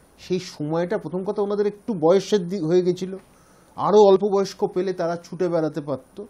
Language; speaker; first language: Bangla; native; Bangla